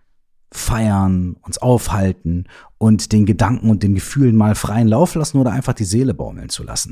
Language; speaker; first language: German; native; German